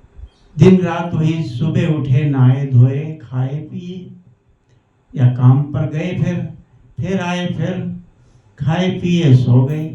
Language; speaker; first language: Hindi; native; Hindi